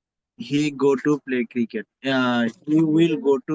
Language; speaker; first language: English; non-native, learner; Bangla